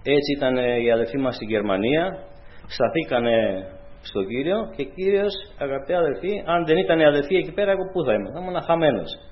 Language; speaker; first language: Greek; non-native, fluent; Romanian